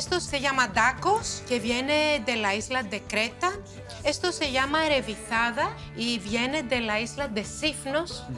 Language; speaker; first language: Spanish; non-native, fluent; Greek